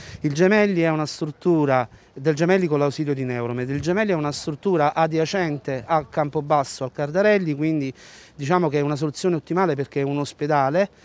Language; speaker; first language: Italian; native; Italian